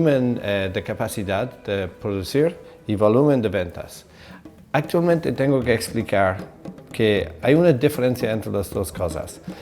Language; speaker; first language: Spanish; non-native, fluent; English